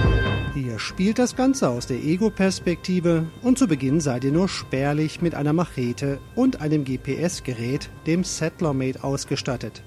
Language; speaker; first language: German; native; German